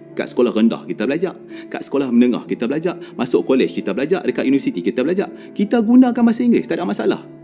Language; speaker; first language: Malay; native; Malay